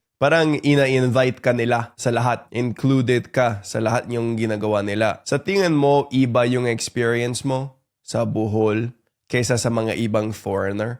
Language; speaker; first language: Filipino; non-native, fluent; English